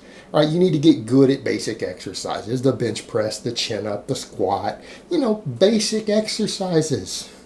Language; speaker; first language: English; native; English